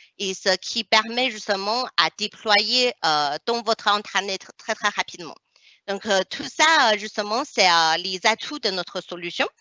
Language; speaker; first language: French; non-native, fluent; Chinese